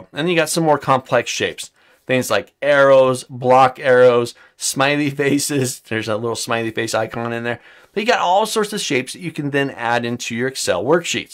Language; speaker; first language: English; native; English